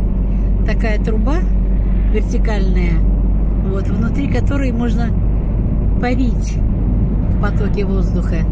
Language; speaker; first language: Russian; native; Russian